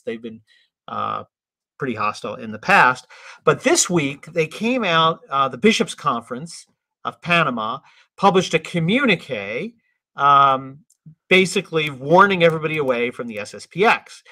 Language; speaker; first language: English; native; English